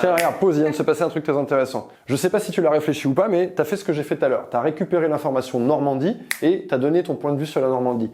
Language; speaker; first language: French; native; French